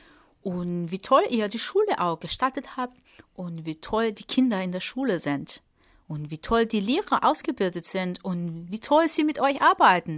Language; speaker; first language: German; non-native, fluent; Portuguese